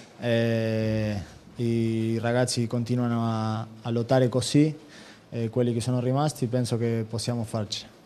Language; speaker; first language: Italian; non-native, fluent; Spanish